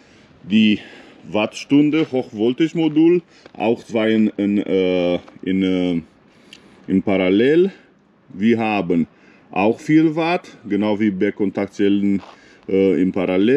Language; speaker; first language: German; non-native, fluent; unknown